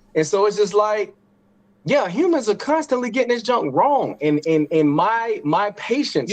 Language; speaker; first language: English; native; English